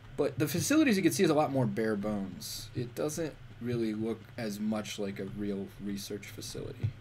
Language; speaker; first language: English; native; English